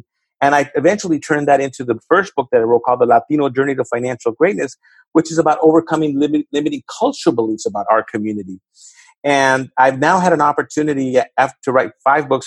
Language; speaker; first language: English; native; English